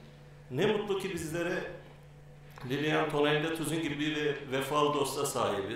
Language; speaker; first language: Turkish; native; Turkish